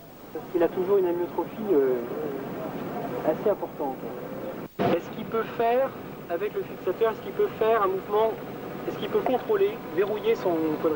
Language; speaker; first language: French; native; French